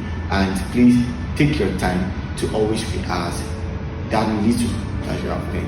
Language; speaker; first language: English; non-native, local second language; Yoruba